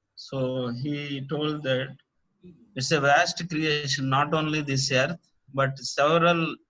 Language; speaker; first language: English; non-native, local second language; Telugu